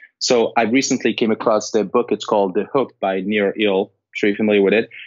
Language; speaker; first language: English; non-native, fluent; Arabic